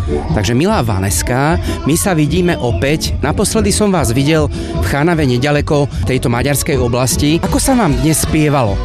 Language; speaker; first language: Slovak; native; Slovak